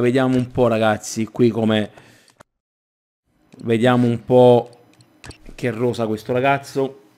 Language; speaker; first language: Italian; native; Italian